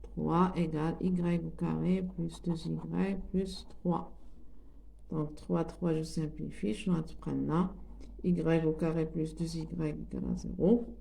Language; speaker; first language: French; non-native, local second language; Arabic